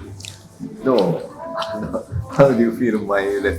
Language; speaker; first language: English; non-native, local second language; Japanese